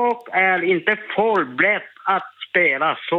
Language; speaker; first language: Swedish; non-native, learner; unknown